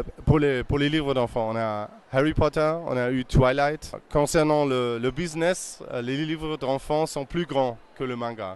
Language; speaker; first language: French; non-native, fluent; German